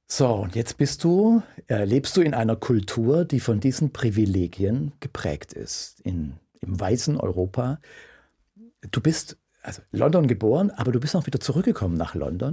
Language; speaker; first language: German; native; German